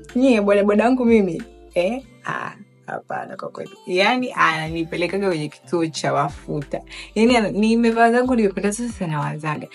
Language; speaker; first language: Swahili; native; Swahili